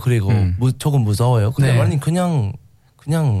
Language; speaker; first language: Korean; non-native, learner; English